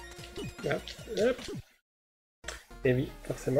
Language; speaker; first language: French; native; French